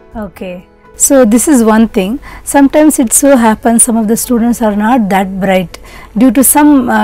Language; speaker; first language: English; non-native, local second language; Kannada